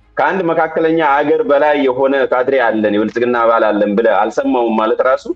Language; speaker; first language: Amharic; native; Amharic